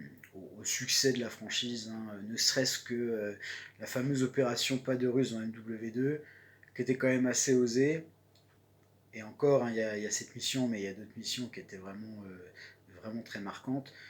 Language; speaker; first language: French; native; French